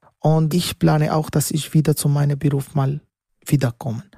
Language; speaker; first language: German; non-native, learner; Arabic